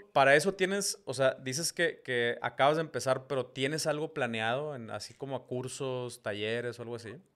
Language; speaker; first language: Spanish; native; Spanish